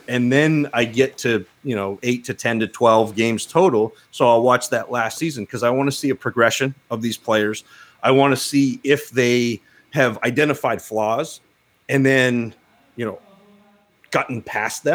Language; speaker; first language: English; native; English